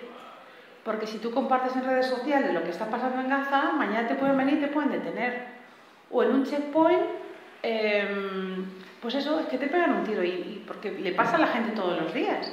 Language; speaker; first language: Spanish; native; Spanish